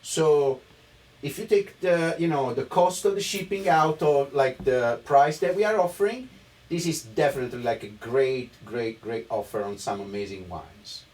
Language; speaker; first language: English; non-native, fluent; Italian